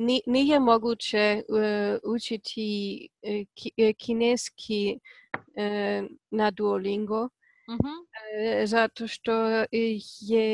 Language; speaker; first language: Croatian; non-native, learner; Polish